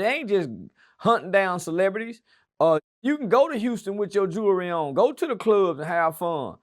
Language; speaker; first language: English; native; English